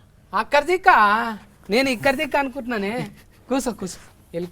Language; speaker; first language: Telugu; native; Telugu